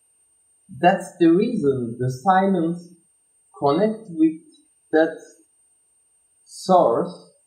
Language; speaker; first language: English; non-native, learner; Turkish